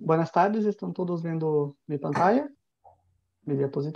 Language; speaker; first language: Spanish; non-native, fluent; Portuguese